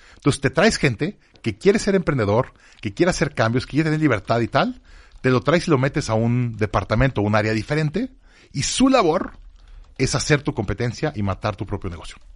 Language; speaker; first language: Spanish; native; Spanish